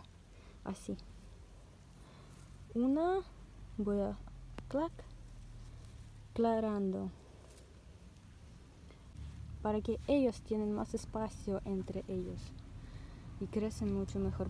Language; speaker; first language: Spanish; non-native, learner; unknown